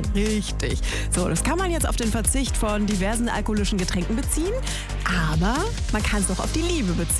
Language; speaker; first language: German; native; German